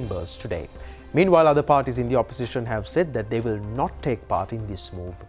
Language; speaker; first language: English; non-native, local second language; Sinhala